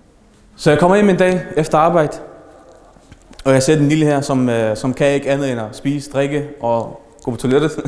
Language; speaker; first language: Danish; early bilingual, other home language; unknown